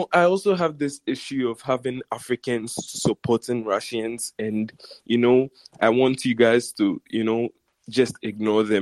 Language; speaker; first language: English; non-native, local second language; Akan